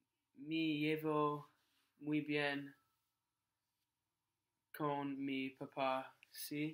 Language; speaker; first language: Spanish; non-native, learner; English